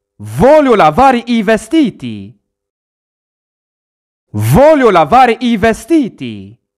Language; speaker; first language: Italian; non-native, fluent; Arabic